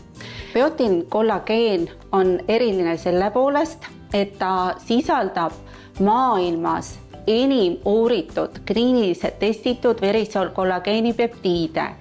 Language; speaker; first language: Estonian; native; Estonian